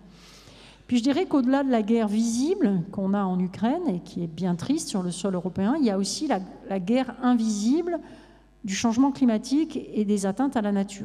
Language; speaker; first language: French; native; French